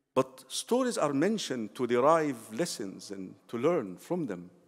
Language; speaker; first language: English; non-native, fluent; Arabic